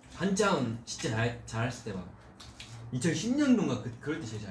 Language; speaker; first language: Korean; early bilingual, heritage; Korean